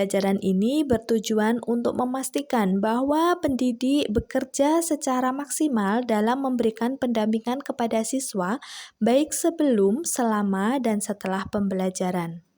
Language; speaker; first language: Indonesian; native; Indonesian